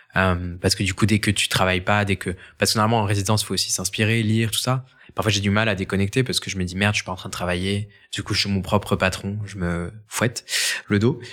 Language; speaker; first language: French; native; French